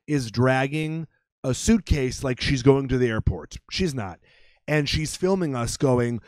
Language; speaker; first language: English; native; English